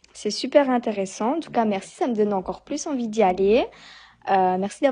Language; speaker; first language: French; native; French